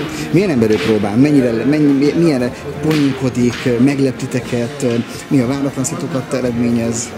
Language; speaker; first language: Hungarian; native; Hungarian